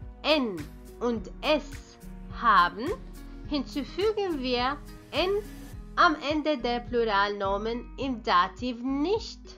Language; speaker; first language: German; non-native, fluent; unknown